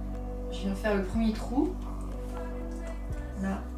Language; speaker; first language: French; native; French